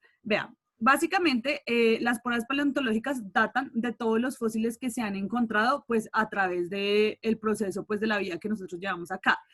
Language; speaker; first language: Spanish; native; Spanish